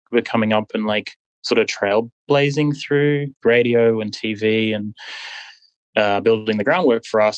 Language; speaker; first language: English; native; English